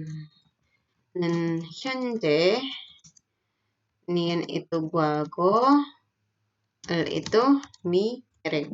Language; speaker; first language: Indonesian; native; Indonesian